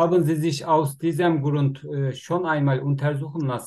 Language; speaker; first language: German; non-native, learner; Turkish